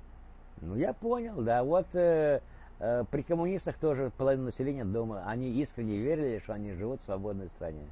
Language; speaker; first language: Russian; native; Russian